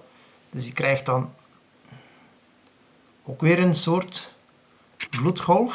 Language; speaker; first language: Dutch; native; Dutch